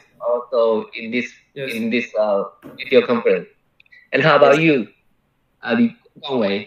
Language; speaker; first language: English; non-native, fluent; Chinese